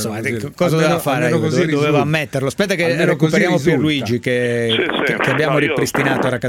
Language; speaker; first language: Italian; native; Italian